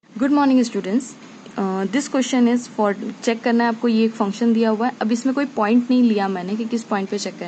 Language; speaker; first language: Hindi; native; Hindi